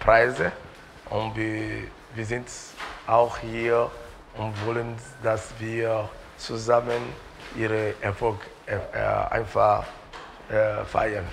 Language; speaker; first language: German; non-native, learner; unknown